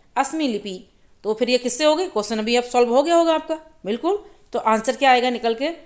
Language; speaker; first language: Hindi; native; Hindi